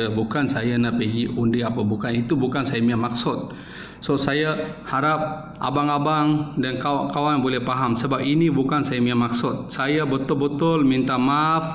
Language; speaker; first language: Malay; non-native, learner; Bangla